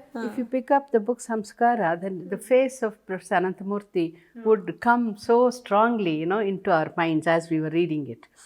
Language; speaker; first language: English; non-native, local second language; Tamil